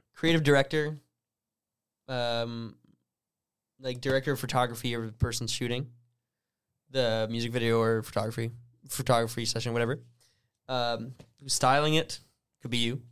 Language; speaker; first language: English; native; English